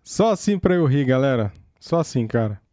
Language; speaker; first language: Portuguese; native; Portuguese